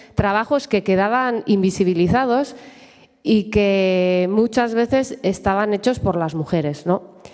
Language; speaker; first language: Spanish; native; Spanish